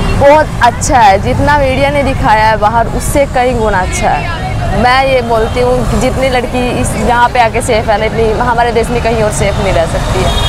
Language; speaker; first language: Hindi; native; Hindi